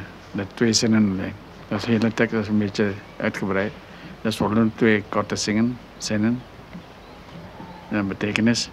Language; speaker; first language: Dutch; non-native, local second language; Minangkabau